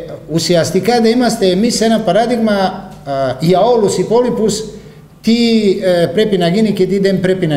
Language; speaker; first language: Greek; non-native, fluent; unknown